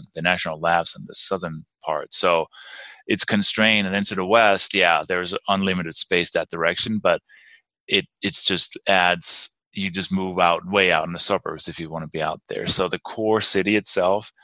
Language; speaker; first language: English; non-native, fluent; Danish